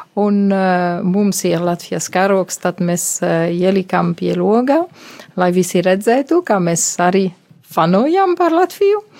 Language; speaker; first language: Latvian; non-native, fluent; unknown